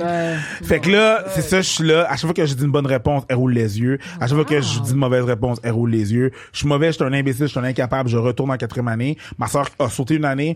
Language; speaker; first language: French; native; French